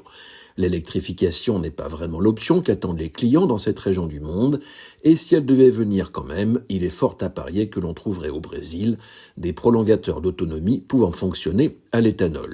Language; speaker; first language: French; native; French